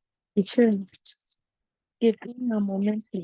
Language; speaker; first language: English; non-native, learner; Spanish